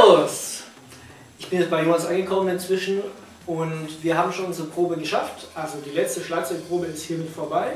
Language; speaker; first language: German; native; German